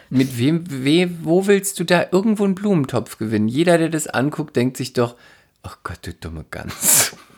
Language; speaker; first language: German; non-native, fluent; Spanish